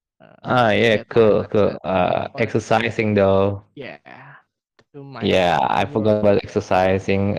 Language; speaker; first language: English; non-native, fluent; Indonesian